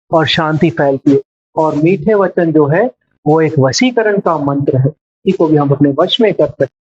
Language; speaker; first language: Hindi; non-native, local second language; Telugu